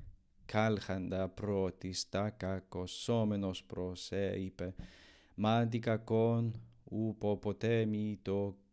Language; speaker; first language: Greek; non-native, learner; English